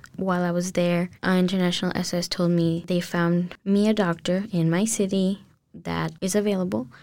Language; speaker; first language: English; non-native, fluent; Spanish